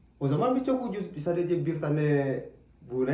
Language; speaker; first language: Turkish; non-native, learner; Indonesian